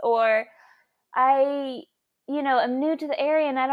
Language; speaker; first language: English; native; English